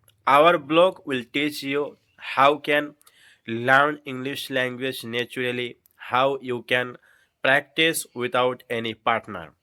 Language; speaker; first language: English; non-native, learner; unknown